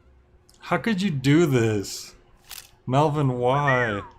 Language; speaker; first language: English; native; English